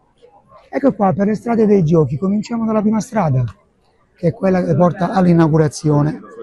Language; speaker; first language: Italian; native; Italian